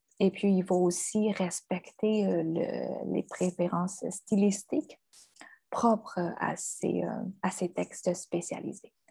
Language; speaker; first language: French; non-native, fluent; Chinese